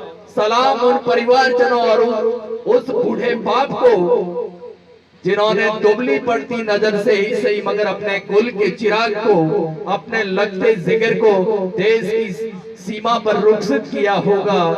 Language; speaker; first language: Hindi; native; Hindi